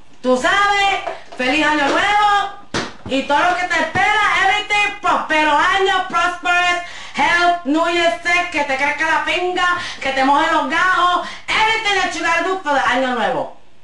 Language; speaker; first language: Spanish; early bilingual, heritage; Spanish